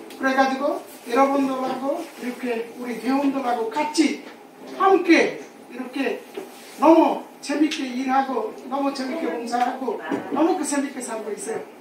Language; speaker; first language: Korean; non-native, fluent; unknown